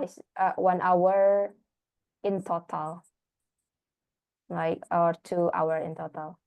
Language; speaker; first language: English; non-native, learner; Indonesian